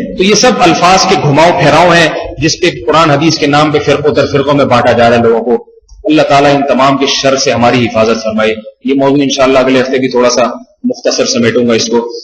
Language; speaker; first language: Urdu; native; Urdu